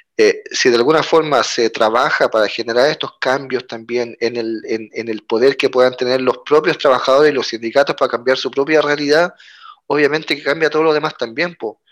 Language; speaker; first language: Spanish; native; Spanish